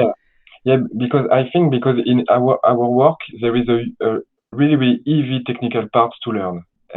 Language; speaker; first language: English; non-native, learner; French